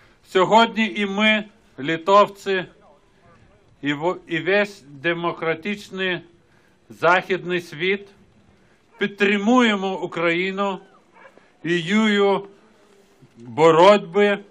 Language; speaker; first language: Ukrainian; non-native, fluent; Lithuanian